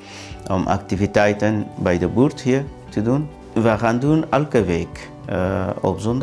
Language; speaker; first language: Dutch; non-native, learner; Arabic